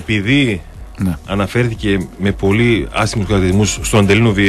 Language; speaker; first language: Greek; native; Greek